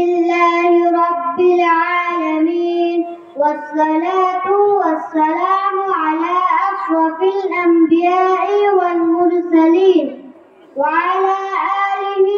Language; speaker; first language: Arabic; non-native, learner; Bangla